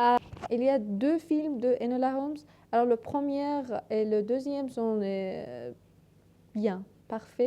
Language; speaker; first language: French; non-native, learner; Persian